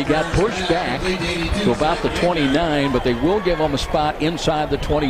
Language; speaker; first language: English; native; English